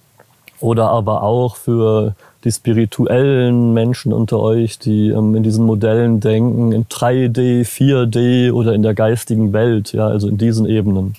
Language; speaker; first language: German; native; German